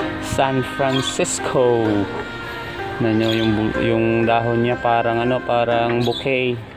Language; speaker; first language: Filipino; non-native, local second language; Cebuano